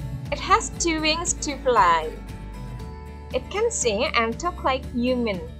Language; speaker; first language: English; non-native, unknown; Indonesian